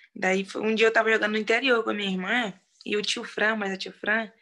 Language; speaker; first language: Portuguese; native; Portuguese